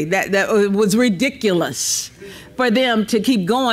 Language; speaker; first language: English; native; English